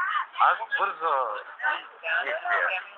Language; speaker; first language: Bulgarian; non-native, learner; Turkish